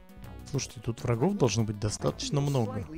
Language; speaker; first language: Russian; native; Russian